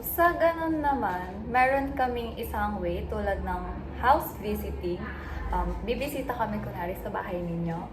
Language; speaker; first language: Filipino; native; Filipino